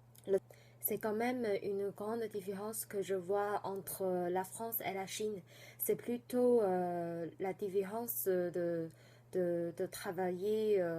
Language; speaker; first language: French; non-native, fluent; Chinese